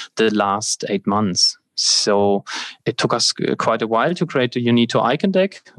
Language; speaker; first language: English; non-native, fluent; German